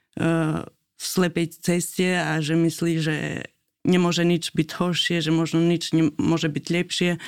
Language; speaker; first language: Slovak; non-native, fluent; Albanian